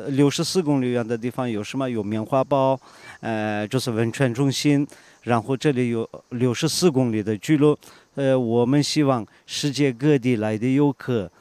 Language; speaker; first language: Chinese; non-native, fluent; Turkish